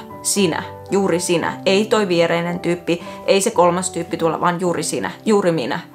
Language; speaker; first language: Finnish; native; Finnish